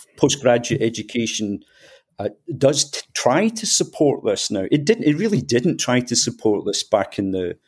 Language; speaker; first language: English; native; English